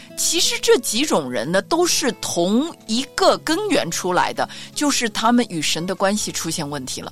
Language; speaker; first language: Chinese; native; Chinese